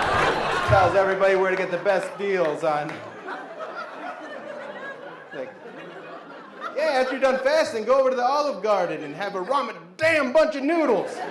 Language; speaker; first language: English; native; English